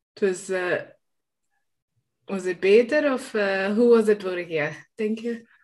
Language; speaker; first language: Dutch; non-native, learner; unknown